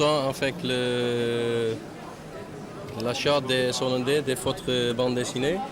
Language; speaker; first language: French; non-native, learner; Dutch